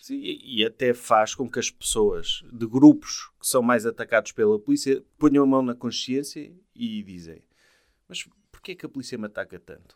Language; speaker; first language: Portuguese; native; Portuguese